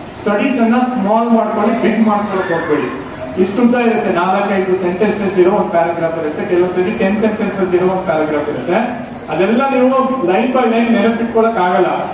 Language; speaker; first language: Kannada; non-native, local second language; Urdu